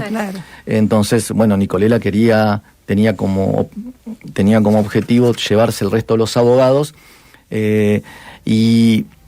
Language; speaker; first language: Spanish; native; Spanish